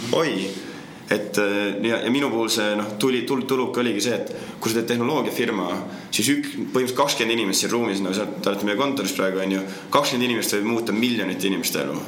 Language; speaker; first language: Estonian; native; Estonian